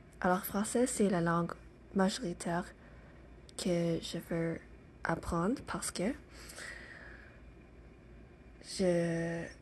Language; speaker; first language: French; non-native, learner; English